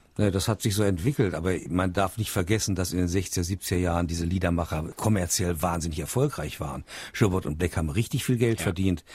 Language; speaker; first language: German; native; German